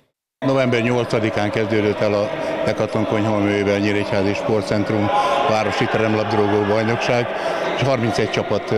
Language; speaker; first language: Hungarian; native; Hungarian